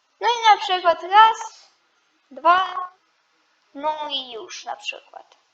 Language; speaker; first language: Polish; non-native, learner; Ukrainian